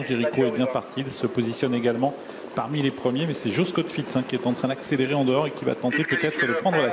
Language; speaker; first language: French; native; French